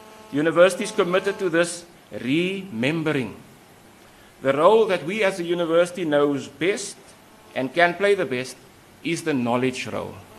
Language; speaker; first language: English; non-native, local second language; Afrikaans